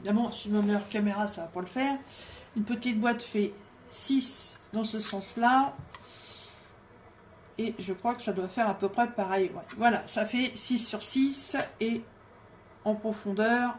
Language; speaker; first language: French; native; French